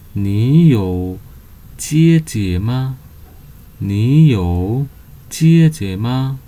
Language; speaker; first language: Chinese; non-native, fluent; Nepali